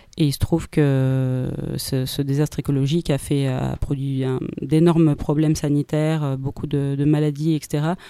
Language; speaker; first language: French; native; French